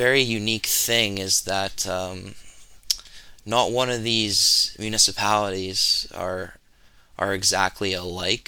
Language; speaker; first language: English; native; English